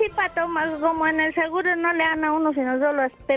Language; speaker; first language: Spanish; native; Spanish